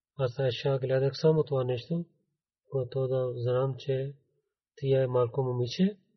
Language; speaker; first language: Bulgarian; non-native, learner; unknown